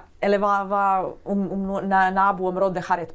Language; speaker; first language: Norwegian; non-native, fluent; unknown